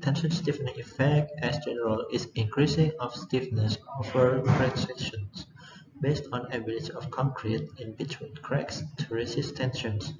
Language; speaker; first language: English; non-native, learner; Indonesian